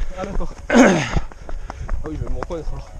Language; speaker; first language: French; native; French